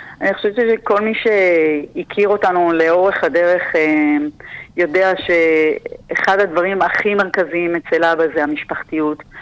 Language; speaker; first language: Hebrew; native; Hebrew